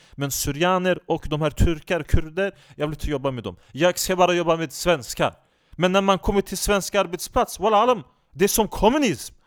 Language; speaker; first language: Swedish; non-native, fluent; Turkish